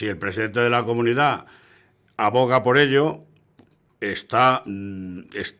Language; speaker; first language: Spanish; native; Spanish